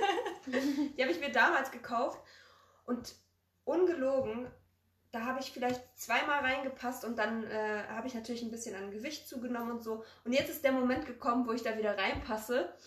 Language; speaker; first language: German; early bilingual, other home language; Polish